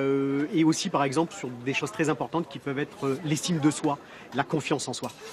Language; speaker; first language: French; native; French